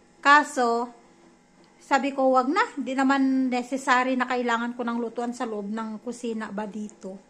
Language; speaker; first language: Filipino; native; Filipino